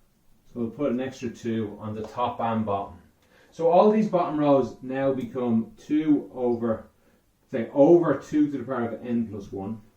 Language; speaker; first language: English; native; English